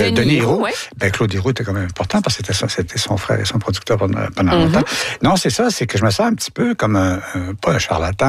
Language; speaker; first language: French; native; French